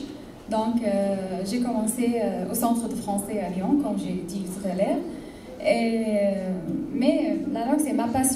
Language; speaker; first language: French; non-native, fluent; Arabic